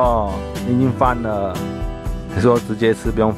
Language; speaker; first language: Chinese; native; Chinese